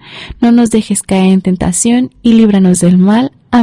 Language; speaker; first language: Spanish; native; Spanish